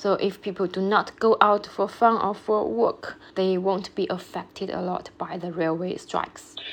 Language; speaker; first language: English; non-native, fluent; Chinese